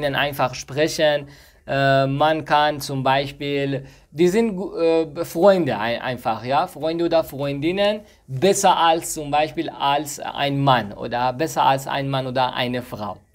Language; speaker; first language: German; non-native, fluent; Persian